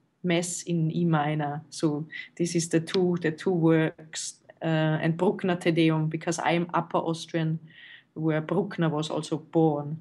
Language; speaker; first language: English; non-native, fluent; German